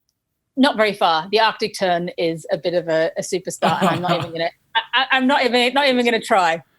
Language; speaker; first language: English; native; English